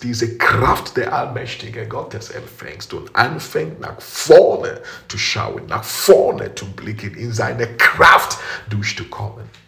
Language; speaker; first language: German; non-native, fluent; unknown